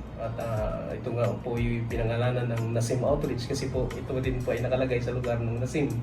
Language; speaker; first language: Filipino; non-native, local second language; Cebuano